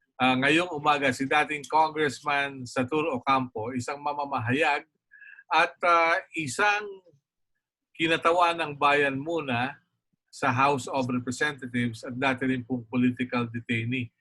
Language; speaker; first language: Filipino; native; Filipino